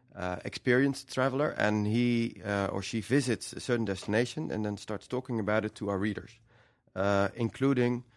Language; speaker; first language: English; non-native, fluent; Dutch